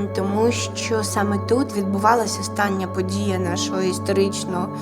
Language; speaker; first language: Ukrainian; non-native, local second language; Russian